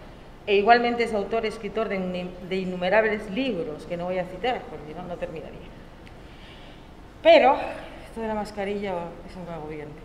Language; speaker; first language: Spanish; native; Spanish